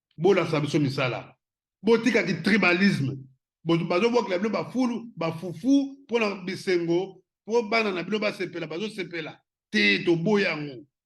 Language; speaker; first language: Lingala; non-native, local second language; Kongo